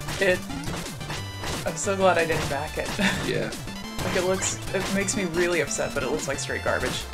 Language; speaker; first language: English; native; English